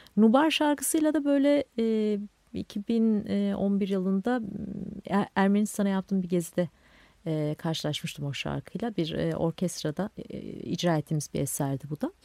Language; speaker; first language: Turkish; non-native, local second language; Kurdish